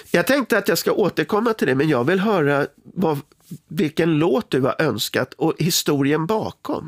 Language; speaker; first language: Swedish; native; Swedish